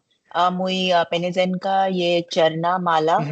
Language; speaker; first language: Czech; non-native, learner; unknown